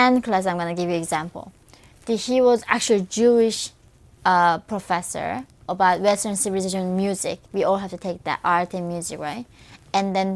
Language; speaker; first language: English; non-native, fluent; Korean